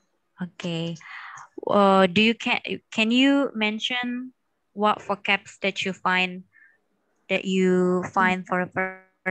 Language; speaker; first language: English; non-native, fluent; Indonesian